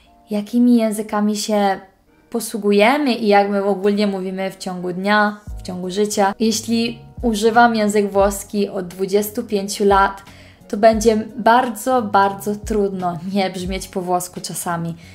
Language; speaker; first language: Polish; early bilingual, heritage; Polish